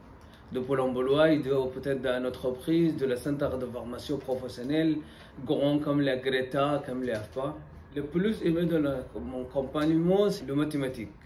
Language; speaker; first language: French; non-native, learner; Arabic